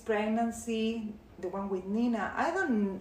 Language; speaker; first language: English; non-native, fluent; Spanish